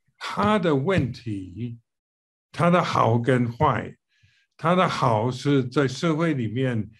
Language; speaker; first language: Chinese; non-native, fluent; English